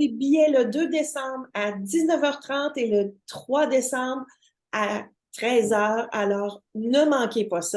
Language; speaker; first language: French; native; French